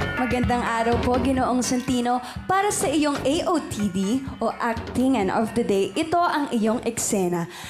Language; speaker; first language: Filipino; native; Filipino